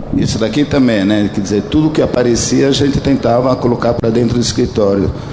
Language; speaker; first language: Portuguese; early bilingual, other home language; Italian